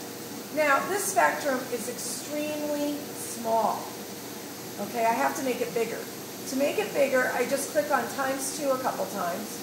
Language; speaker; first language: English; native; English